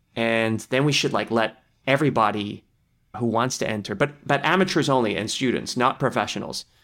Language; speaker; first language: English; native; English